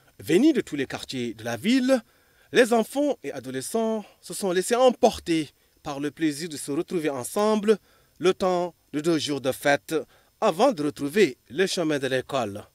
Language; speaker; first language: French; non-native, local second language; Fula